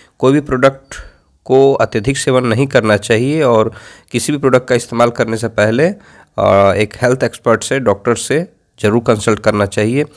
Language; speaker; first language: Hindi; native; Hindi